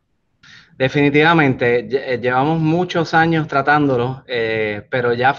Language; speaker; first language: Spanish; native; Spanish